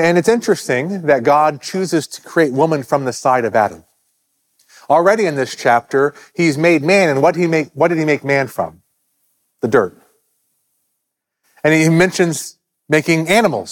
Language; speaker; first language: English; native; English